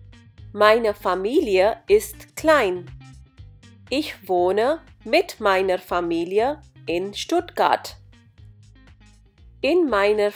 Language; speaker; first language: German; non-native, fluent; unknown